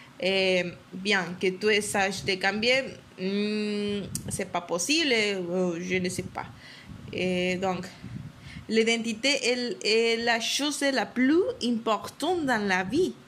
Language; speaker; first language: French; non-native, learner; Spanish